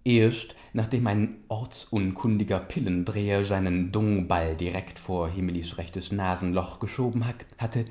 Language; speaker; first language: German; native; German